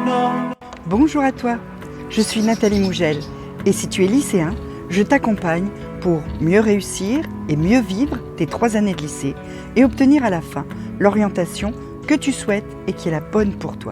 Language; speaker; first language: French; native; French